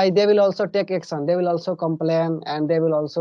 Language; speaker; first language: English; non-native, learner; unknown